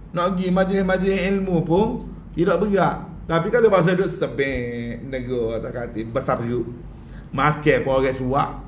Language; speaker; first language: Malay; native; Malay